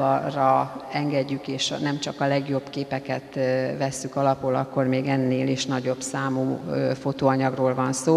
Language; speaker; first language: Hungarian; native; Hungarian